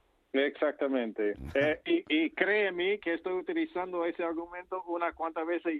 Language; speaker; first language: Spanish; non-native, fluent; English